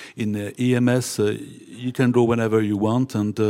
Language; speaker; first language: English; non-native, fluent; French